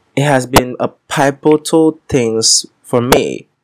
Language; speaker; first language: English; non-native, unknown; Vietnamese